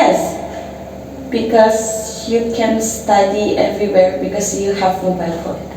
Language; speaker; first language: English; non-native, learner; Indonesian